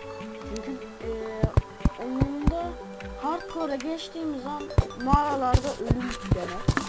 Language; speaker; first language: Turkish; native; Turkish